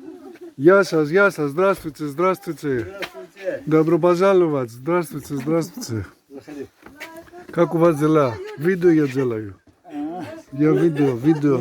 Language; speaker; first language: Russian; non-native, learner; Greek